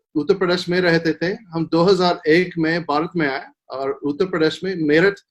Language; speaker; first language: Hindi; non-native, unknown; English